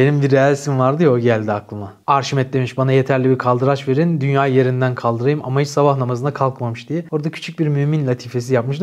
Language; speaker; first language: Turkish; native; Turkish